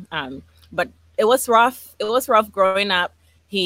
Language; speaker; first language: English; non-native, local second language; Ga